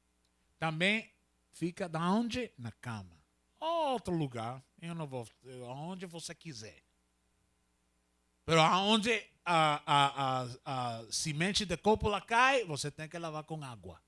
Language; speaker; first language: Portuguese; non-native, learner; Spanish